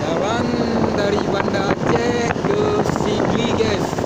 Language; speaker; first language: Indonesian; non-native, local second language; Achinese